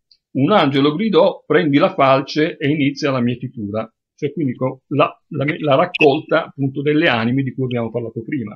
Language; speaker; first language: Italian; native; Italian